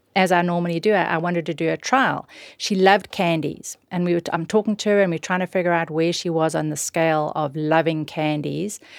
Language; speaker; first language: English; native; English